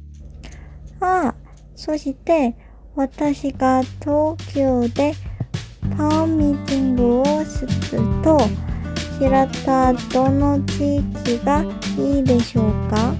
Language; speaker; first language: Japanese; non-native, fluent; Korean